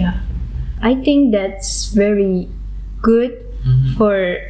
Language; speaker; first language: English; non-native, learner; Indonesian